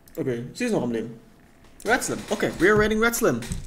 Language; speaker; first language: German; native; German